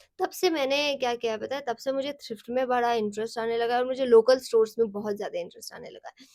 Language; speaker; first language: Hindi; non-native, local second language; Sicilian